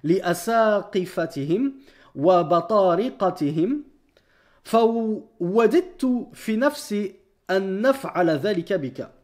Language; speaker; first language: Arabic; non-native, fluent; French